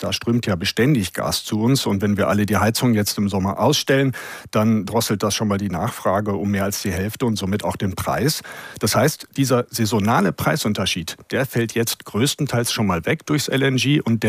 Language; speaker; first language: German; native; German